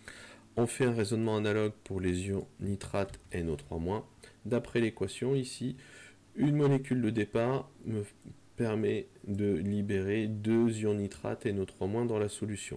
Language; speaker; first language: French; native; French